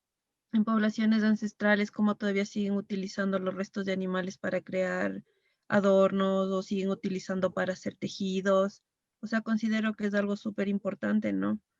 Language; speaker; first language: Spanish; native; Spanish